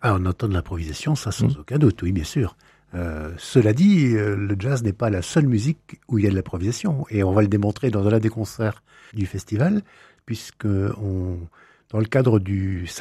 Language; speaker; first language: French; native; French